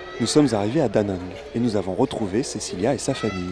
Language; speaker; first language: French; native; French